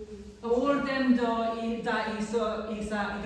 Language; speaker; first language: Portuguese; non-native, learner; English